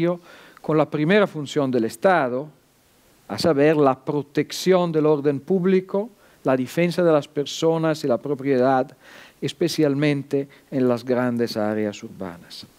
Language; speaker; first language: Spanish; non-native, fluent; Italian